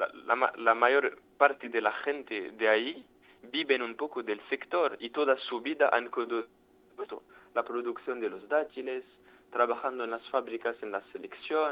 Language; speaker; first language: Spanish; non-native, fluent; French